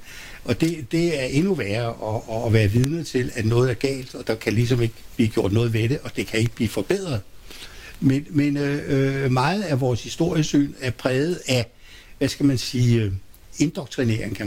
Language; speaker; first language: Danish; native; Danish